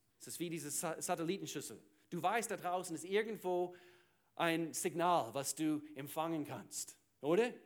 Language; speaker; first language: German; non-native, fluent; English